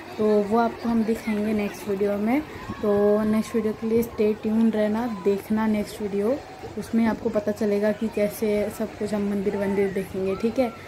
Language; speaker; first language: Hindi; non-native, local second language; Bangla